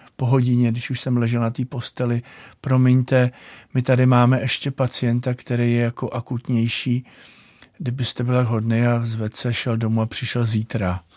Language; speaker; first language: Czech; native; Czech